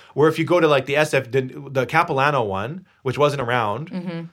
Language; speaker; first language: English; native; English